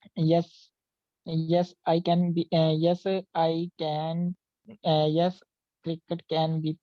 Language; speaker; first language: English; non-native, learner; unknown